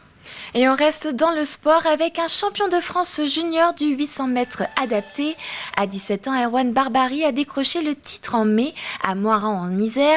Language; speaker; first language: French; native; French